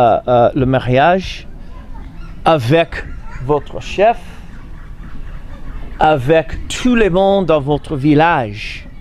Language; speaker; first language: French; non-native, learner; English